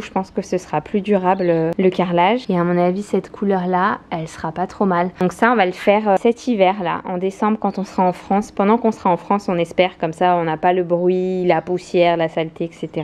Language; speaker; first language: French; native; French